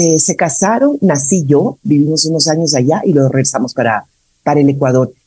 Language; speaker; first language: Spanish; native; Spanish